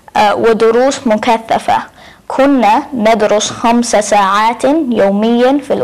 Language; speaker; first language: Arabic; non-native, learner; English